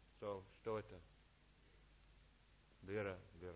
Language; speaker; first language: Russian; non-native, learner; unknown